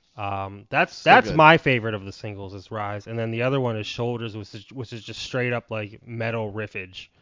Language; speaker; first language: English; native; English